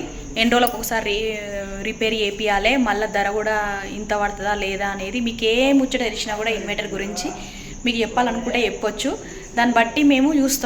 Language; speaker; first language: Telugu; native; Telugu